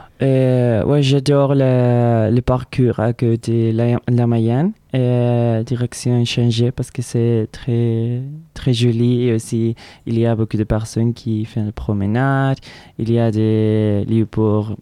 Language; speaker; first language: French; non-native, learner; Spanish